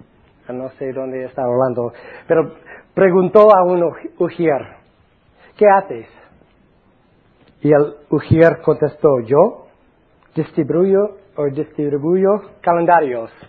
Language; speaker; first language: Spanish; non-native, fluent; English